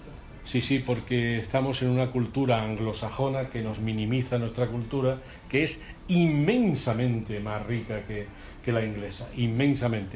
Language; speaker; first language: Spanish; native; Spanish